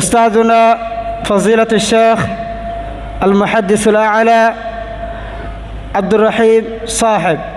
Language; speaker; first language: Arabic; non-native, learner; Rohingya